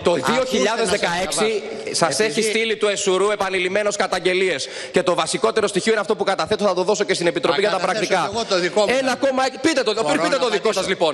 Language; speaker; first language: Greek; native; Greek